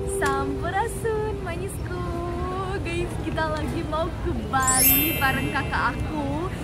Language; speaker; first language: Indonesian; non-native, fluent; Russian